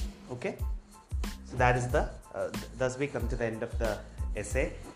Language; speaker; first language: English; non-native, local second language; Malayalam